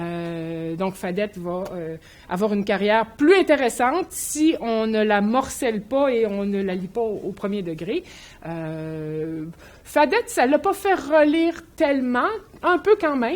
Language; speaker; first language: French; native; French